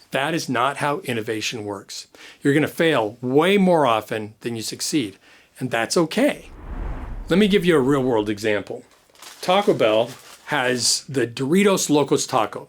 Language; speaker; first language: English; native; English